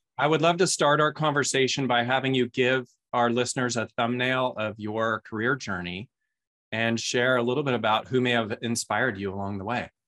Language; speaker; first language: English; native; English